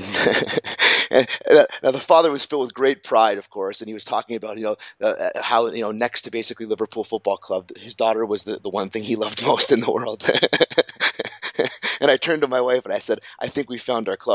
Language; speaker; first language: English; native; English